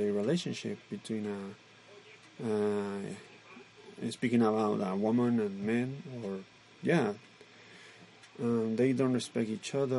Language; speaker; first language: English; non-native, learner; Spanish